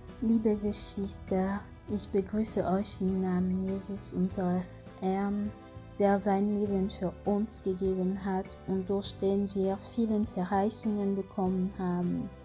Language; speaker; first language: German; non-native, fluent; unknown